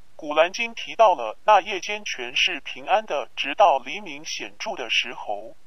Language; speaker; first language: Chinese; non-native, local second language; Cantonese